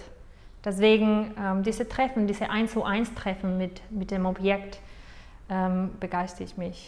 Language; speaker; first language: German; non-native, fluent; Spanish